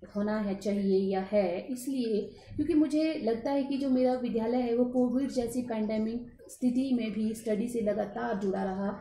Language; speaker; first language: Hindi; native; Hindi